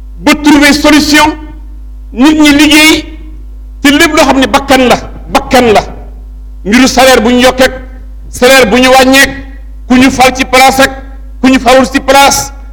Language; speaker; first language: Wolof; native; Wolof